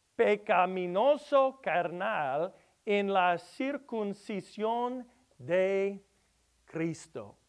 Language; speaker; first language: Spanish; non-native, learner; English